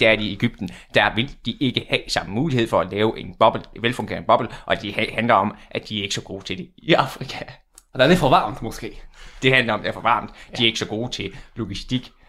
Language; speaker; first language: Danish; native; Danish